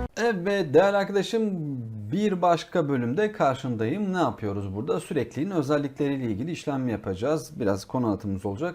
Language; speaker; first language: Turkish; native; Turkish